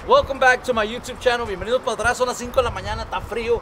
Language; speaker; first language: Spanish; early bilingual, heritage; Spanish